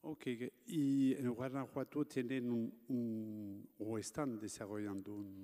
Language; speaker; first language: Spanish; non-native, fluent; French